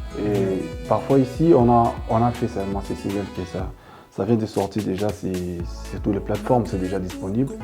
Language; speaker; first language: French; non-native, local second language; Lingala